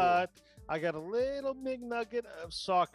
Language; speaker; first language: English; native; English